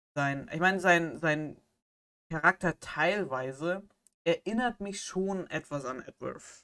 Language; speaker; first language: German; native; German